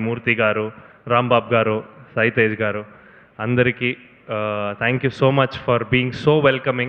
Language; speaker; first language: Telugu; non-native, learner; Kannada